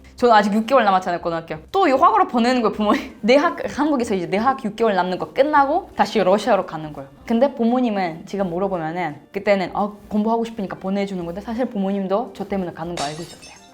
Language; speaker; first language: Korean; non-native, fluent; Russian